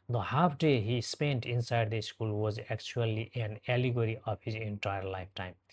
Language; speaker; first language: English; non-native, local second language; Nepali